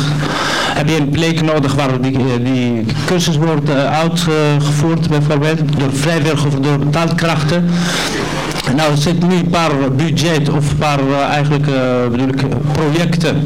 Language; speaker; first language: Dutch; non-native, learner; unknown